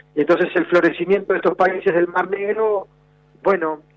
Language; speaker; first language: Spanish; native; Spanish